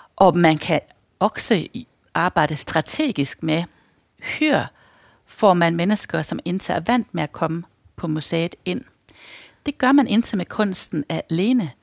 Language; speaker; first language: Danish; native; Danish